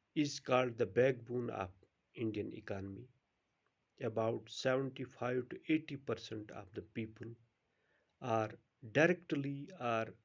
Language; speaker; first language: English; non-native, local second language; Urdu